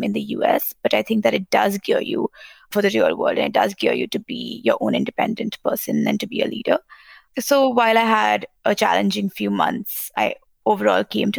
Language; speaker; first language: English; non-native, local second language; Hindi